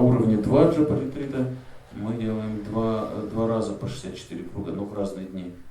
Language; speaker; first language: Russian; native; Russian